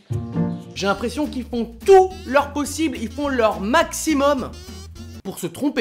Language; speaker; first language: French; native; French